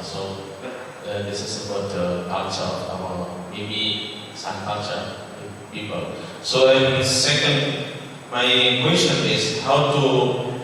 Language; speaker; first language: English; non-native, fluent; Indonesian